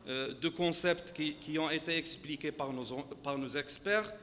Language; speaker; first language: French; non-native, local second language; Arabic